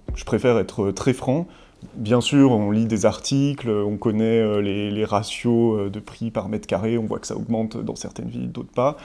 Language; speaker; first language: French; native; French